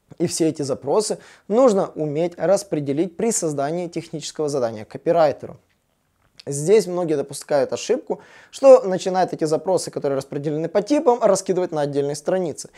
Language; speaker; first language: Russian; native; Russian